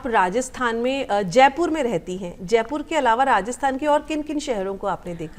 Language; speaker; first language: Hindi; native; Hindi